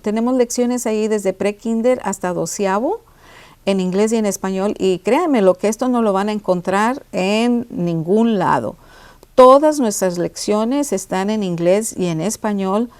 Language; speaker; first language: Spanish; early bilingual, heritage; Spanish